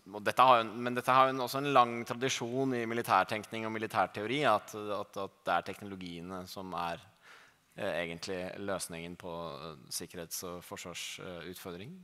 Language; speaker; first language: Norwegian; native; Norwegian